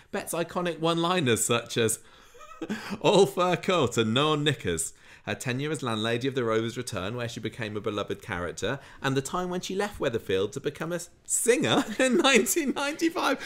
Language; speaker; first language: English; native; English